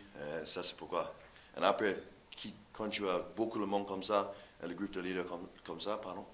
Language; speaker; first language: French; non-native, learner; English